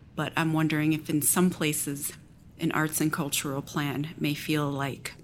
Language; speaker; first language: English; native; English